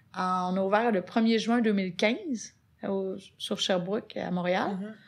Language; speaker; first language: French; native; French